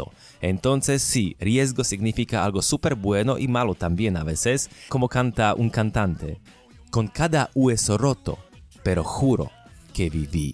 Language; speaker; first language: Spanish; non-native, fluent; Slovak